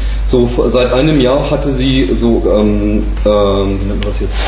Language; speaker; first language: German; native; German